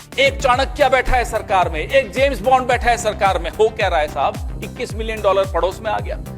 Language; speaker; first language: Hindi; native; Hindi